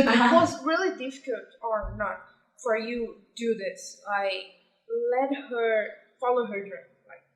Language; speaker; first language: English; non-native, learner; Portuguese